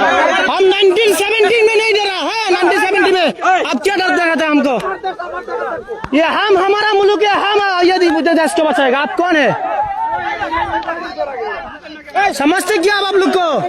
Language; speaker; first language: Hindi; non-native, learner; Bangla